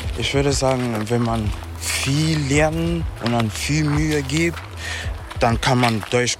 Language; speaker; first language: German; non-native, learner; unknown